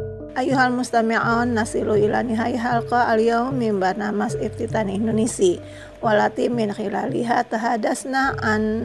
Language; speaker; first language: Arabic; non-native, fluent; Indonesian